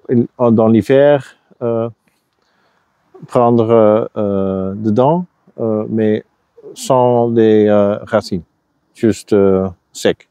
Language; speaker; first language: French; non-native, local second language; Dutch